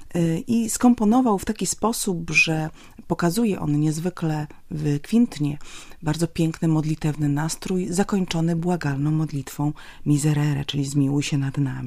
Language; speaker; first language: Polish; native; Polish